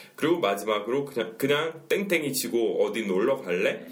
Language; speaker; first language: Korean; non-native, fluent; English